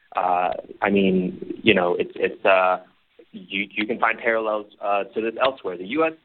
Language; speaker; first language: English; non-native, local second language; Cantonese